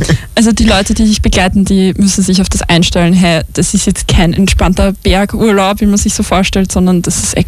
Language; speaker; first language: German; native; German